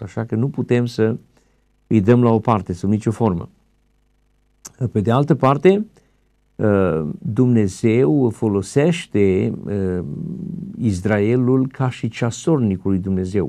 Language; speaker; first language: Romanian; native; Romanian